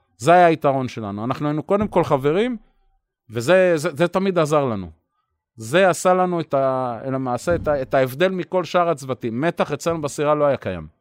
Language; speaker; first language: Hebrew; native; Hebrew